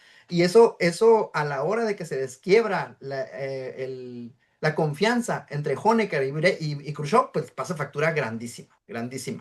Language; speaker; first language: Spanish; native; Spanish